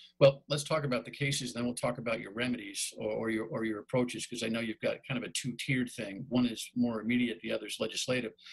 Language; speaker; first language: English; native; English